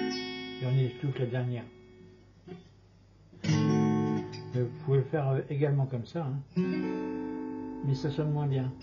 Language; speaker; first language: French; native; French